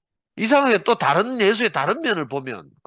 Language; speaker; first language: Korean; native; Korean